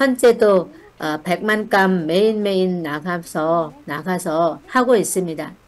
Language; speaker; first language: Korean; non-native, learner; Thai